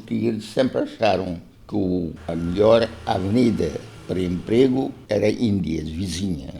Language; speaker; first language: Portuguese; non-native, local second language; Konkani